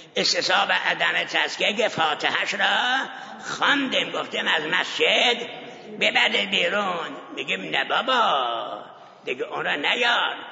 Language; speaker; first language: Persian; non-native, local second language; Azerbaijani